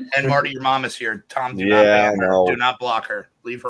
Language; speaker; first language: English; native; English